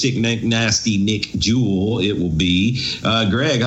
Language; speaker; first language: English; native; English